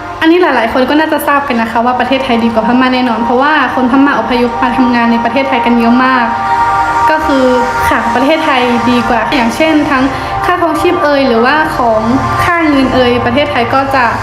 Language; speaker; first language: Thai; early bilingual, other home language; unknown